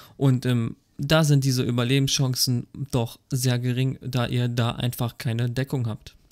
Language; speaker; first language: German; native; German